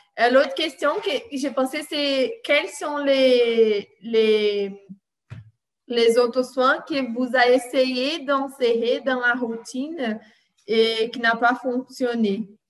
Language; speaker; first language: French; non-native, fluent; Portuguese